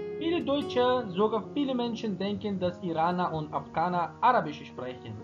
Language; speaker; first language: German; non-native, fluent; Persian